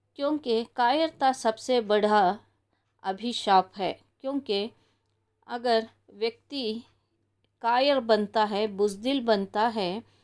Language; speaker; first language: Hindi; non-native, local second language; Kannada